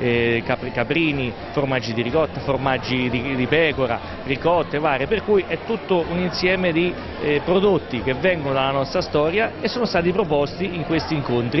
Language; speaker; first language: Italian; native; Italian